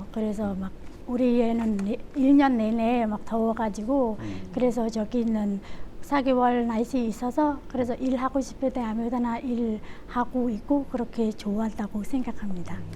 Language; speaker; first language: Korean; non-native, learner; Khmer